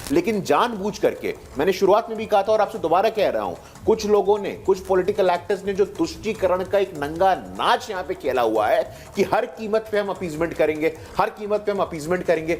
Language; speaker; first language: Hindi; native; Hindi